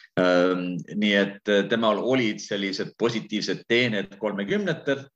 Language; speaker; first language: Estonian; early bilingual, heritage; Estonian